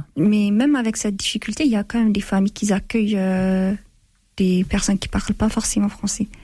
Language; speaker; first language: French; non-native, fluent; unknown